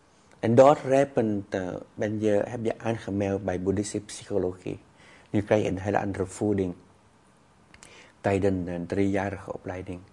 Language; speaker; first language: Dutch; non-native, fluent; Vietnamese